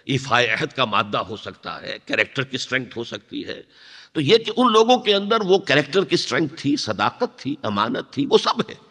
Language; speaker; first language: Urdu; native; Urdu